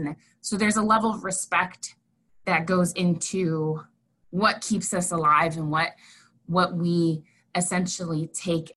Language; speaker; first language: English; native; English